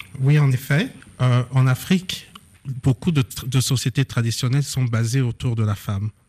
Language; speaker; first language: French; non-native, local second language; Lingala